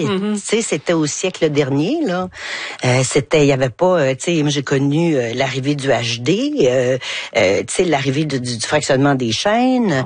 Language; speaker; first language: French; native; French